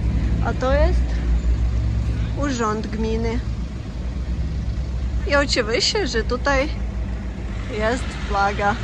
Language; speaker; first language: Polish; non-native, learner; Russian